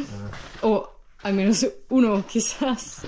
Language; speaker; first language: Spanish; non-native, learner; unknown